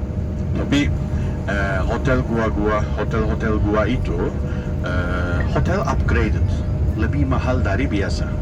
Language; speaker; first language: Indonesian; non-native, fluent; Turkish